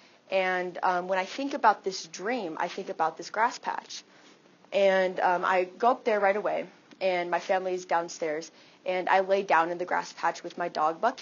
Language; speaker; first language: English; native; English